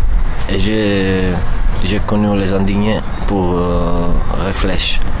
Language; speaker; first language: French; non-native, learner; Italian